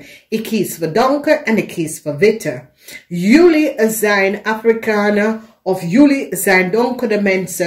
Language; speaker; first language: Dutch; non-native, fluent; English